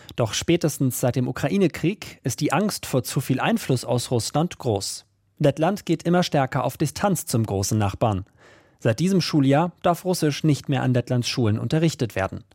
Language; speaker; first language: German; native; German